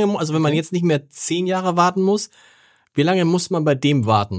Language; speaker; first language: German; native; German